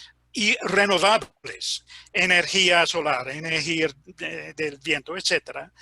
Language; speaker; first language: Spanish; non-native, fluent; English